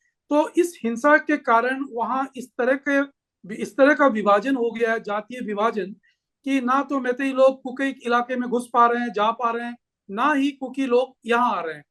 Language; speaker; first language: Hindi; native; Hindi